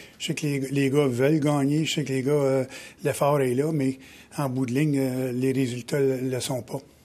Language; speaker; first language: French; native; French